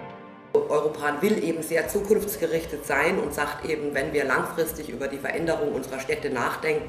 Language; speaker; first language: German; native; German